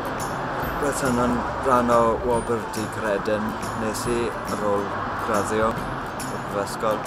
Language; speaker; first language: Welsh; non-native, local second language; English